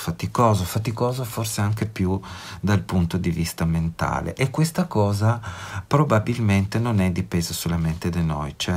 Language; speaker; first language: Italian; native; Italian